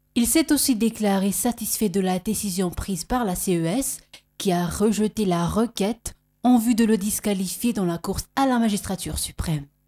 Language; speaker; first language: French; non-native, local second language; Malagasy